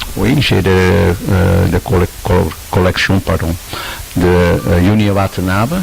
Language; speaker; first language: French; non-native, learner; Dutch